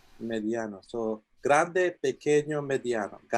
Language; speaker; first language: Spanish; non-native, learner; English